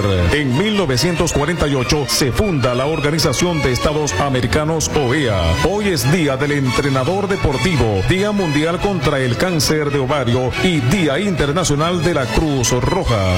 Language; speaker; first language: Spanish; native; Spanish